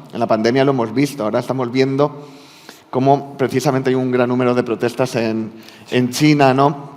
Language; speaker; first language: Spanish; native; Spanish